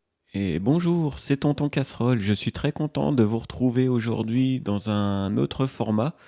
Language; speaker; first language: French; native; French